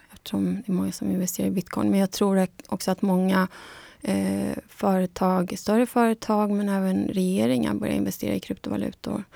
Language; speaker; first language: Swedish; non-native, fluent; Spanish